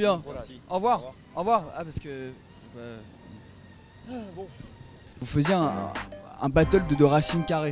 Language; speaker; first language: French; native; French